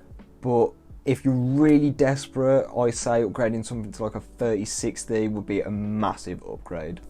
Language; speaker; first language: English; native; English